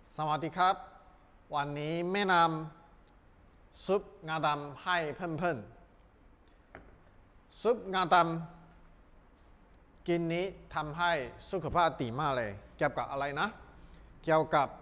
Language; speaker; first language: Thai; non-native, learner; Chinese